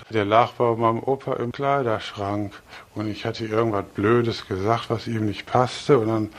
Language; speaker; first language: German; native; German